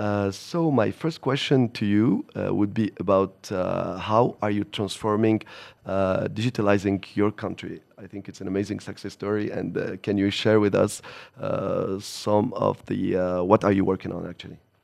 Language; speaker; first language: English; non-native, fluent; Arabic